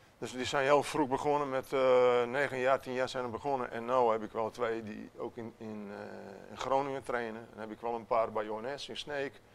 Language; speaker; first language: Dutch; non-native, fluent; Italian